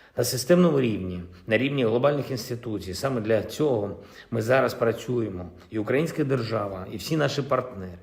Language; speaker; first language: Ukrainian; non-native, local second language; Russian